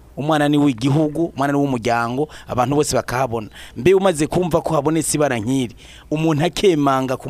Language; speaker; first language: Kinyarwanda; native; Kinyarwanda